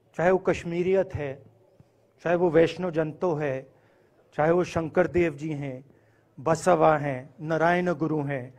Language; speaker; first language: Hindi; native; Hindi